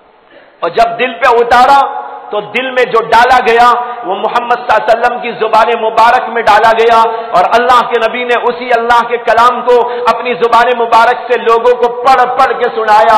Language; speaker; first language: Urdu; native; Urdu